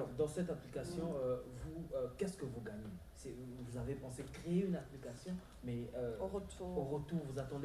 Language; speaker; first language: French; non-native, local second language; Lingala